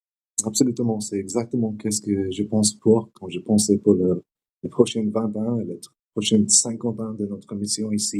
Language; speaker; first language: French; non-native, learner; English